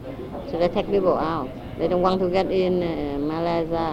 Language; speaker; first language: English; non-native, learner; Vietnamese